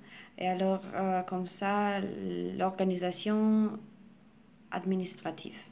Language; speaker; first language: French; non-native, learner; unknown